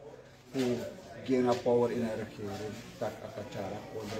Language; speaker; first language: Dutch; non-native, local second language; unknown